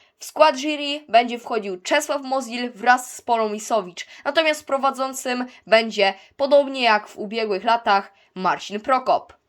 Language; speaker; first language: Polish; native; Polish